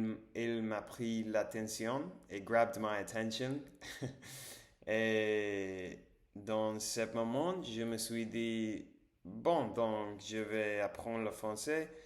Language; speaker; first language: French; non-native, learner; English